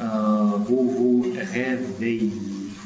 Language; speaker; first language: French; non-native, learner; Russian